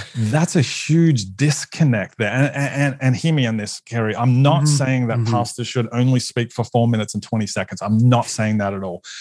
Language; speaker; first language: English; native; English